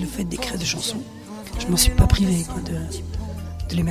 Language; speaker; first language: French; early bilingual, other home language; Spanish